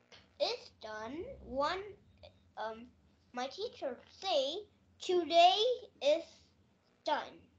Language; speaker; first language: English; non-native, learner; Vietnamese